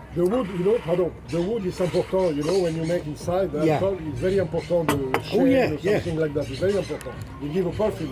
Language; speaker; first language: English; non-native, learner; French